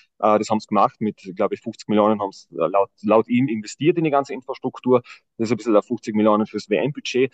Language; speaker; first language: German; native; German